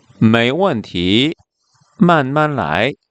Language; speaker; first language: Chinese; non-native, fluent; Korean